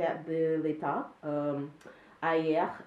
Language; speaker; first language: French; non-native, learner; English